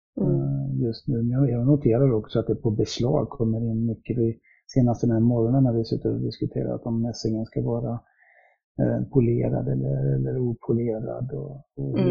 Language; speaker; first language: Swedish; native; Swedish